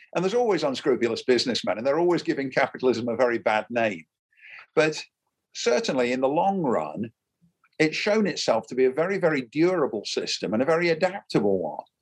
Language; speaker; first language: English; native; English